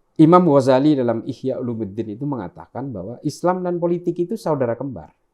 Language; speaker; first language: Indonesian; non-native, local second language; Madurese